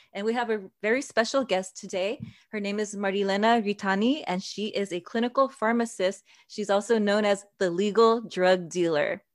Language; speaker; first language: English; native; English